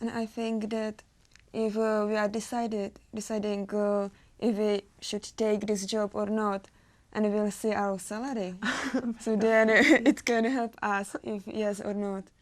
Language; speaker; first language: English; non-native, learner; Czech